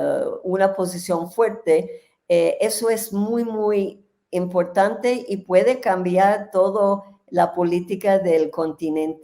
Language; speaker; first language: Spanish; non-native, fluent; English